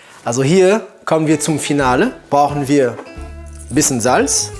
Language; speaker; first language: German; non-native, fluent; French